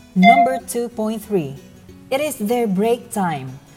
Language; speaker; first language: English; non-native, local second language; Cebuano